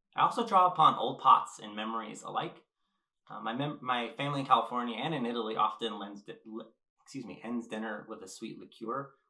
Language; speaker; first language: English; native; English